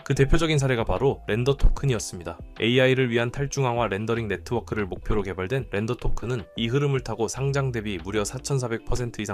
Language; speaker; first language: Korean; native; Korean